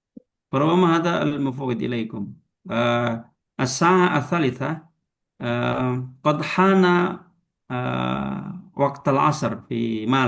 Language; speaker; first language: Arabic; non-native, fluent; Indonesian